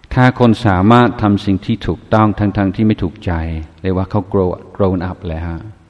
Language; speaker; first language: Thai; non-native, fluent; English